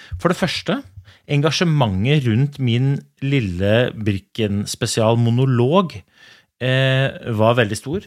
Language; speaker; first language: Norwegian; native; Norwegian